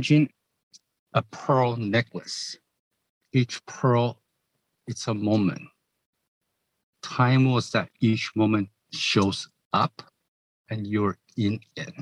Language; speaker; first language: English; non-native, fluent; Chinese